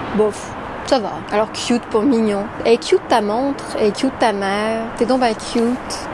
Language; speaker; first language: French; native; French